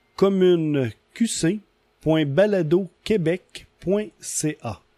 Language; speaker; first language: French; native; French